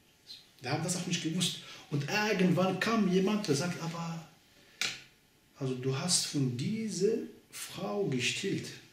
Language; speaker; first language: German; non-native, learner; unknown